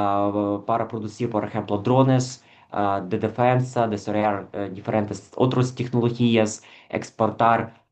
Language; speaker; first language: Spanish; non-native, fluent; Ukrainian